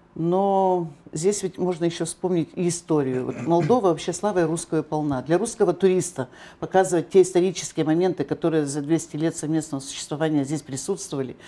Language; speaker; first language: Russian; native; Russian